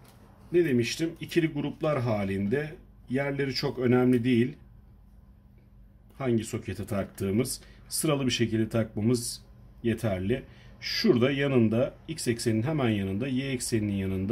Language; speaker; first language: Turkish; native; Turkish